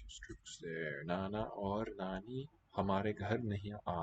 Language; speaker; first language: Hindi; non-native, learner; English